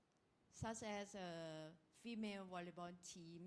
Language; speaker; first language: English; non-native, learner; Thai